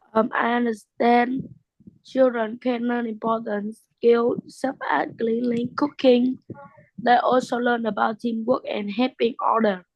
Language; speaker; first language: English; non-native, learner; Vietnamese